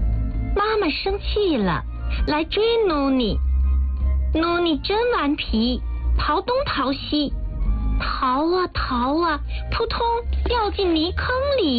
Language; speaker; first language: Chinese; native; Chinese